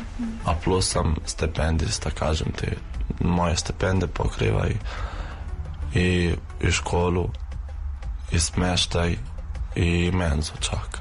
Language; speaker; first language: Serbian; non-native, fluent; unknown